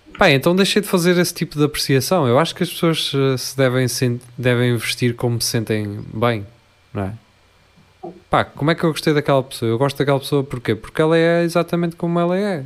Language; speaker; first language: Portuguese; native; Portuguese